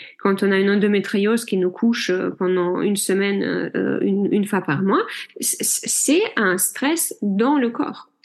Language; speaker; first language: French; non-native, fluent; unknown